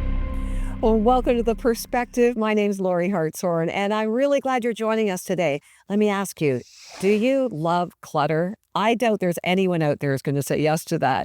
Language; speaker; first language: English; native; English